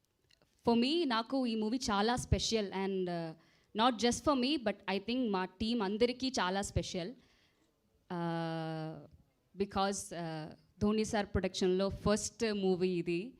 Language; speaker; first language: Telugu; non-native, learner; Malayalam